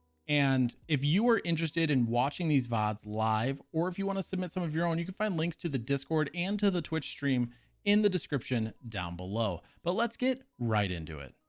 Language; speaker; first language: English; native; English